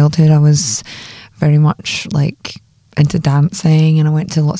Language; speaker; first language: English; native; English